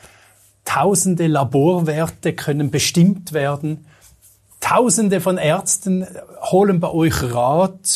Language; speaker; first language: German; native; German